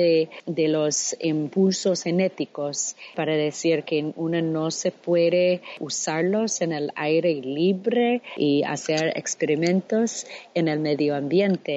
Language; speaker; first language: Spanish; non-native, fluent; English